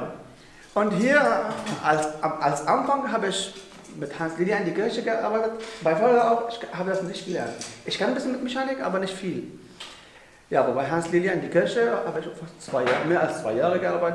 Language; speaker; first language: German; non-native, learner; Arabic